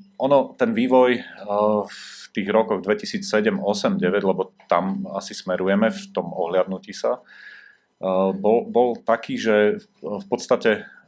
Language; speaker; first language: Slovak; native; Slovak